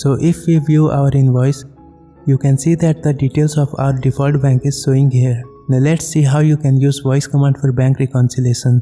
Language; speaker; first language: English; non-native, local second language; Hindi